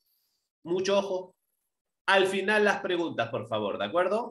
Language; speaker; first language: Spanish; native; Spanish